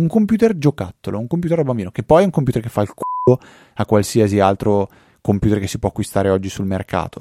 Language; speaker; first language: Italian; native; Italian